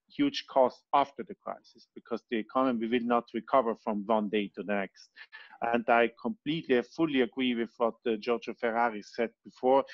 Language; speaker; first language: English; non-native, fluent; Italian